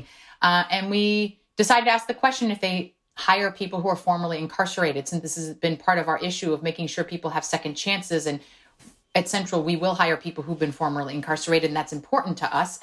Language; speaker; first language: English; non-native, fluent; Korean